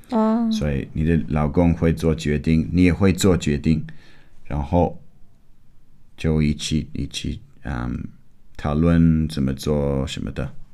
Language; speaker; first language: Chinese; non-native, fluent; English